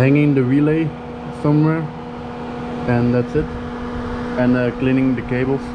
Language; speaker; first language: English; non-native, fluent; Dutch